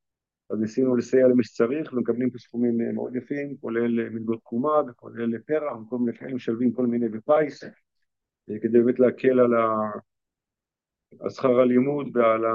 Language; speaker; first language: Hebrew; native; Hebrew